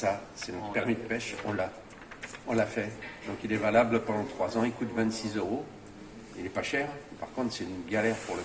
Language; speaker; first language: French; native; French